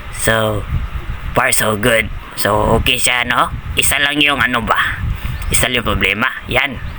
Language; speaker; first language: Filipino; non-native, local second language; Cebuano